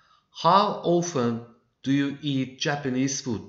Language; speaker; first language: English; non-native, fluent; Turkish